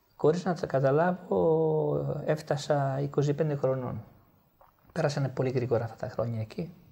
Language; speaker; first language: Greek; non-native, fluent; Italian